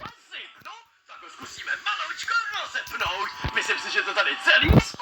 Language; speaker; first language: Czech; native; Czech